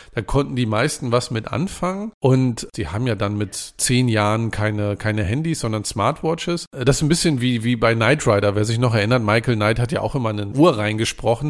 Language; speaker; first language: German; native; German